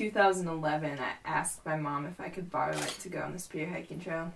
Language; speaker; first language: English; native; English